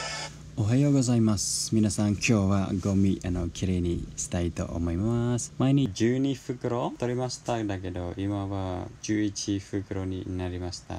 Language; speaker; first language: Japanese; non-native, learner; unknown